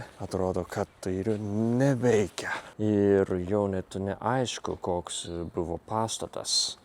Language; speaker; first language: Lithuanian; non-native, fluent; Japanese